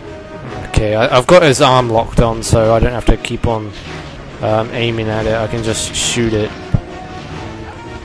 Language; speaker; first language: English; native; English